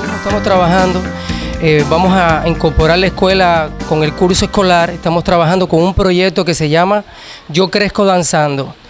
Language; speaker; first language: Spanish; native; Spanish